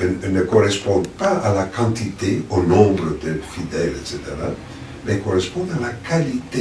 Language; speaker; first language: French; non-native, fluent; Greek